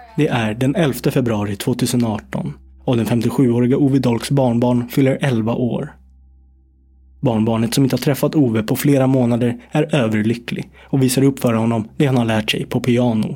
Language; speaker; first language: Swedish; native; Swedish